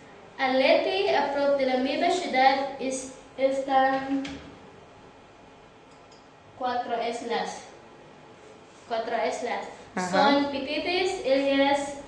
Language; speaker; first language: Catalan; non-native, learner; Cebuano